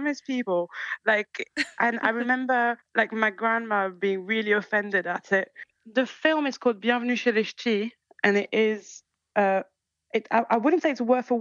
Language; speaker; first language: English; non-native, fluent; French